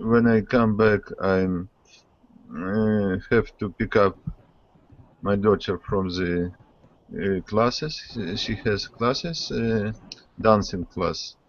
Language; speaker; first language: English; non-native, learner; Russian